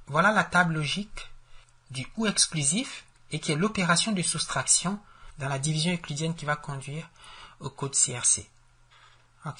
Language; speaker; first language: French; native; French